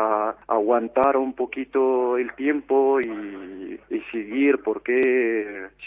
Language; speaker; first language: Spanish; non-native, fluent; Arabic